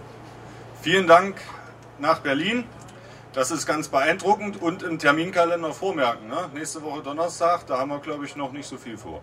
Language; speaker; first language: German; native; German